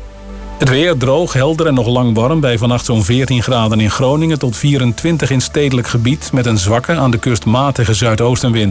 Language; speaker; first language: Dutch; native; Dutch